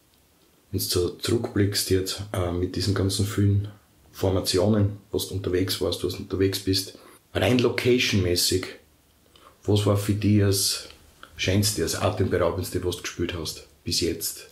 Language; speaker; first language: German; native; German